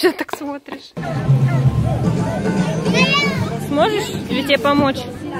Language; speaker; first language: Russian; native; Russian